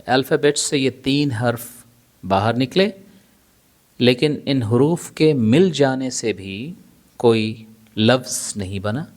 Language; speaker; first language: Urdu; native; Urdu